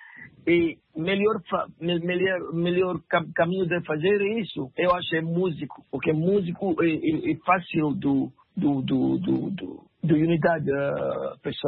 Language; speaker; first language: Portuguese; non-native, learner; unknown